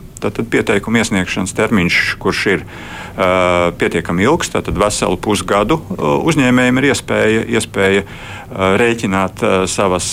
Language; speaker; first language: Latvian; native; Latvian